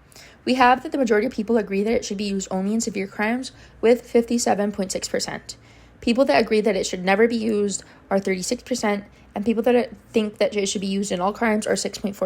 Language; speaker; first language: English; non-native, fluent; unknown